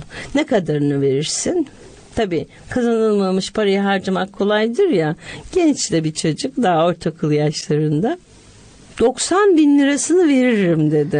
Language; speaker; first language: Turkish; native; Turkish